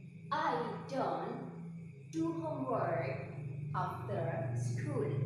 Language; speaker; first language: English; non-native, learner; Indonesian